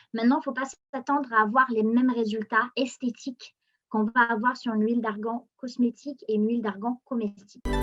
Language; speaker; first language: French; non-native, local second language; Arabic